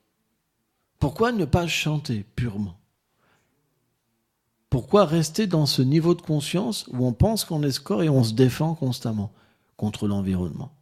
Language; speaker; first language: French; native; French